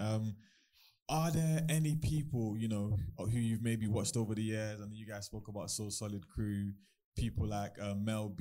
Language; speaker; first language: English; native; English